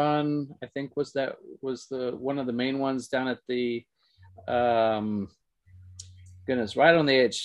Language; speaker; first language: English; native; English